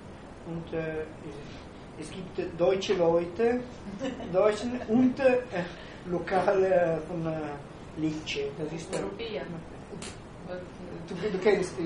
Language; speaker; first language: German; non-native, fluent; Italian